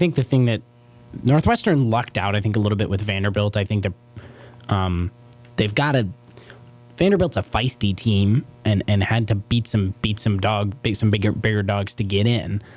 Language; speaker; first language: English; native; English